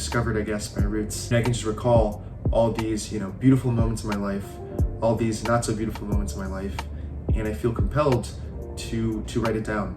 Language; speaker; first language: English; early bilingual, other home language; Chinese